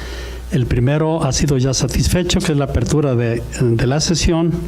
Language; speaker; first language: Spanish; native; Spanish